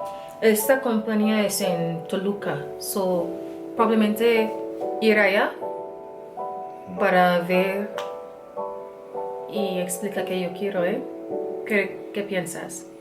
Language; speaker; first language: Spanish; non-native, learner; English